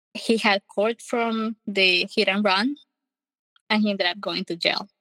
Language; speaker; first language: English; non-native, fluent; Spanish